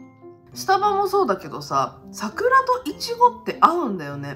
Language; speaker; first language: Japanese; native; Japanese